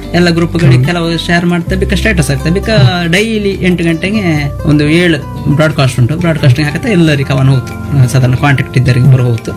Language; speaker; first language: Kannada; non-native, local second language; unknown